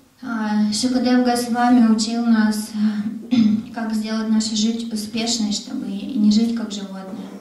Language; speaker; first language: Russian; native; Russian